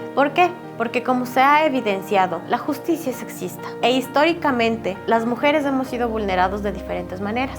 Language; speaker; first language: Spanish; native; Spanish